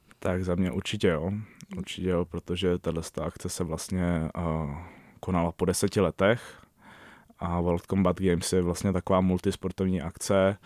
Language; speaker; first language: Czech; native; Czech